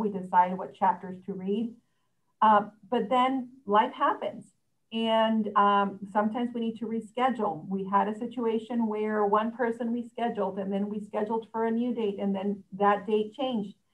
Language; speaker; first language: English; non-native, fluent; Spanish